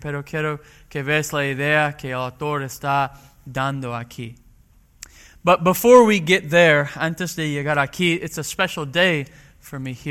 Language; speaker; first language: Spanish; non-native, fluent; English